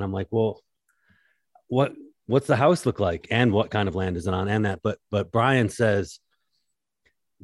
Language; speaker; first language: English; native; English